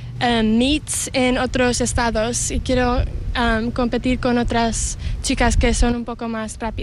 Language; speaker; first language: Spanish; early bilingual, heritage; Spanish